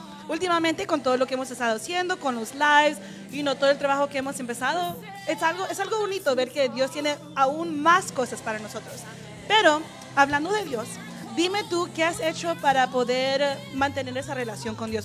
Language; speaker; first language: Spanish; early bilingual, heritage; Spanish